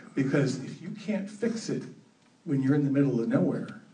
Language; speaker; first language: English; native; English